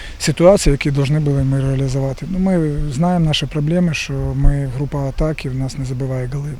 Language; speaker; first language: Ukrainian; non-native, local second language; Russian